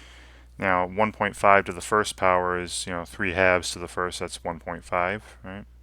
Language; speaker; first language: English; native; English